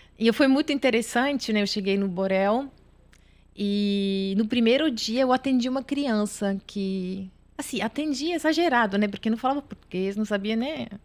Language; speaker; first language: Portuguese; non-native, fluent; Italian